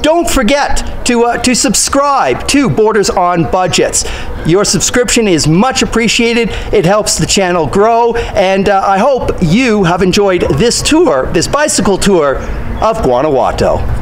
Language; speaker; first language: English; native; English